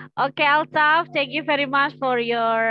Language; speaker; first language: English; non-native, learner; Indonesian